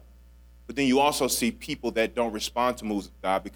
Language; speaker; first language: English; native; English